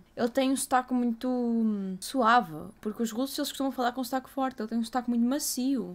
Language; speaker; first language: Portuguese; early bilingual, other home language; Ukrainian